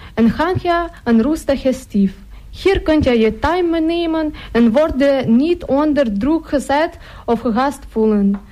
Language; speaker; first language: Dutch; non-native, fluent; Ukrainian